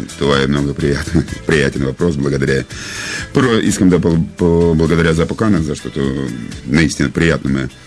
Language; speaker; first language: Bulgarian; non-native, learner; Russian